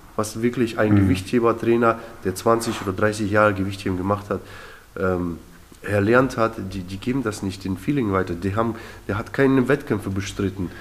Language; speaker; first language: German; early bilingual, other home language; Russian